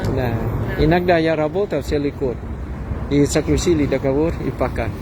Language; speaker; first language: Russian; non-native, fluent; Thai